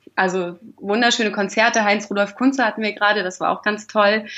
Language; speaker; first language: German; native; German